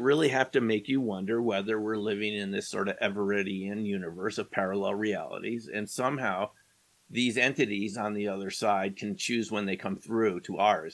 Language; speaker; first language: English; native; English